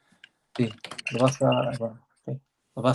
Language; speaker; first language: Spanish; non-native, learner; English